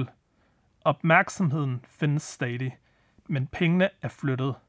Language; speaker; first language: Danish; native; Danish